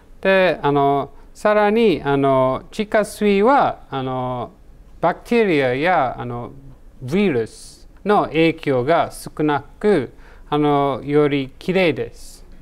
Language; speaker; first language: Japanese; non-native, learner; English